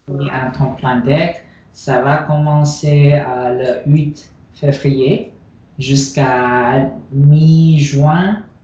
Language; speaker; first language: French; non-native, learner; Chinese